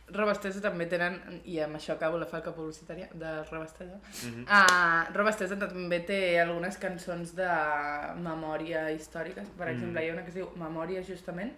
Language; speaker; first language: Catalan; native; Catalan